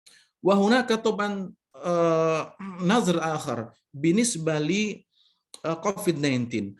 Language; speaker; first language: Arabic; non-native, fluent; Indonesian